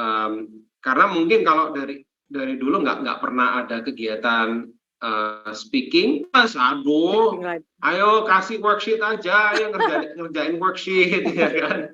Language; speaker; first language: Indonesian; non-native, fluent; English